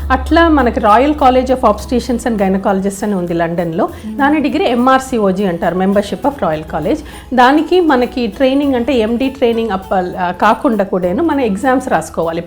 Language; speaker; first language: Telugu; native; Telugu